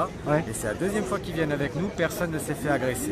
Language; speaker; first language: French; native; French